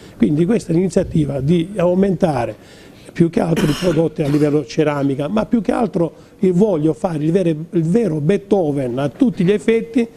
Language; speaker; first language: Italian; native; Italian